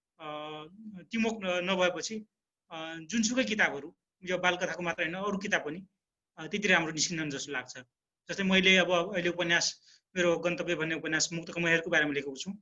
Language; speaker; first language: Nepali; non-native, local second language; Rana Tharu